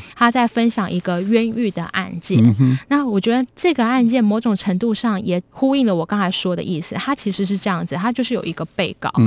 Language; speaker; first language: Chinese; non-native, local second language; Min Nan Chinese